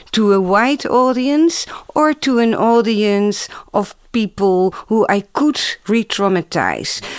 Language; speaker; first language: English; non-native, fluent; Dutch